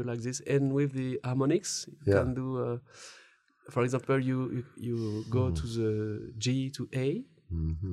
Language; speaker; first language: English; non-native, learner; French